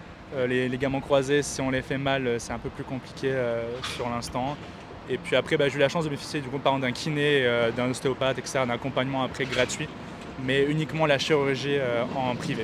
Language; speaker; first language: French; native; French